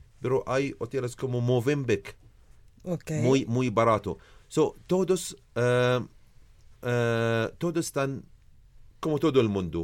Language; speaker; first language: Spanish; non-native, learner; Arabic